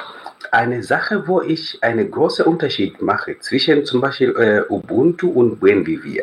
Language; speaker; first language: German; non-native, fluent; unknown